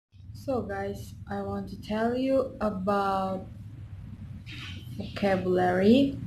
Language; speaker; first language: English; non-native, learner; Indonesian